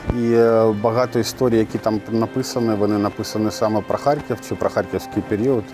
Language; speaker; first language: Ukrainian; native; Ukrainian